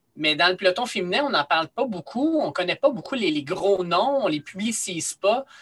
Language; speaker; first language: French; native; French